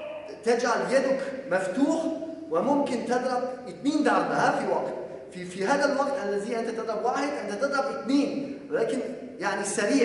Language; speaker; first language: Arabic; non-native, fluent; Polish